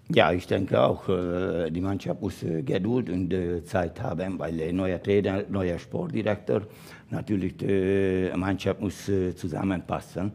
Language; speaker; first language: German; non-native, learner; Hungarian